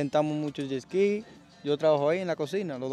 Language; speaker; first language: Spanish; native; Spanish